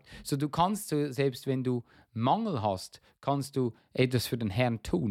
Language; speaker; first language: German; non-native, fluent; English